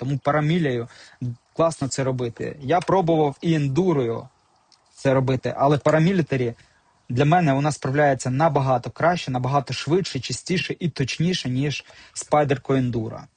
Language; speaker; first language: Ukrainian; native; Ukrainian